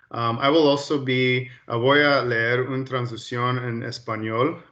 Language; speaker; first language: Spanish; early bilingual, heritage; Spanish